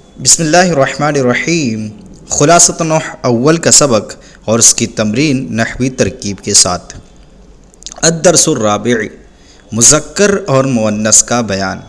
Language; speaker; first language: Urdu; native; Urdu